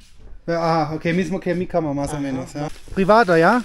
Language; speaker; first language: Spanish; non-native, learner; German